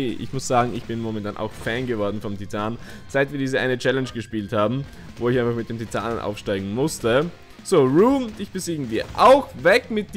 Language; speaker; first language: German; native; German